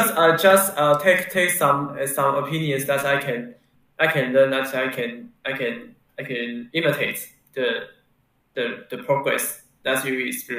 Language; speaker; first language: English; non-native, learner; Chinese